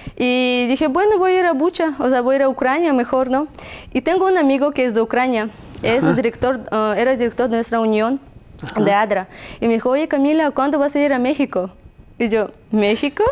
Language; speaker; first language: Spanish; non-native, fluent; Russian